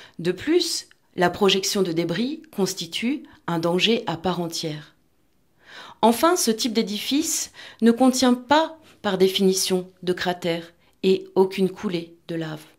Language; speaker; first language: French; native; French